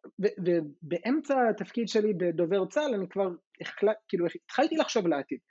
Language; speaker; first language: Hebrew; non-native, fluent; English